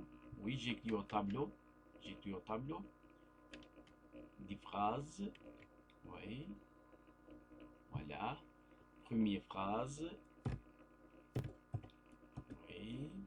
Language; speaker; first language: French; non-native, fluent; Turkish